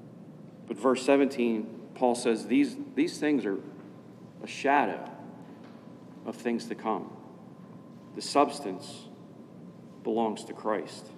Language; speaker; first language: English; native; English